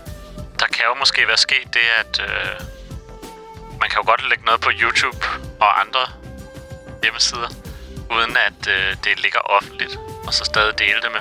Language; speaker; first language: Danish; native; Danish